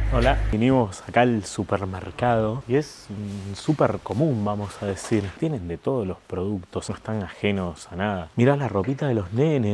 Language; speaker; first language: Spanish; native; Spanish